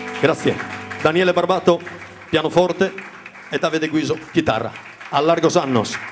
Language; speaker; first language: Italian; non-native, local second language; Sardinian